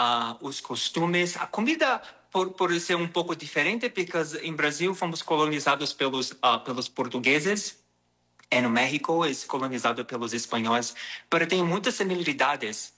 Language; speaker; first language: Portuguese; non-native, learner; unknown